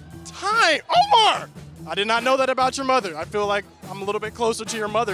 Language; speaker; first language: English; native; English